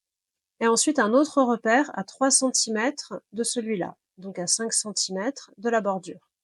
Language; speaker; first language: French; native; French